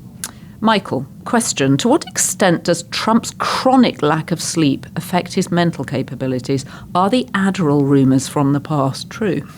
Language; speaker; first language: English; native; English